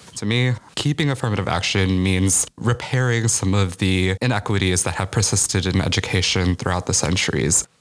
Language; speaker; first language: English; native; English